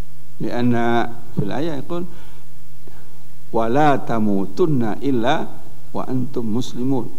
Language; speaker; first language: Arabic; non-native, fluent; Indonesian